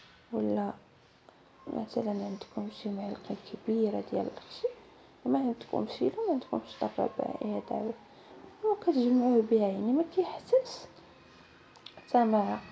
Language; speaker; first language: Arabic; native; Arabic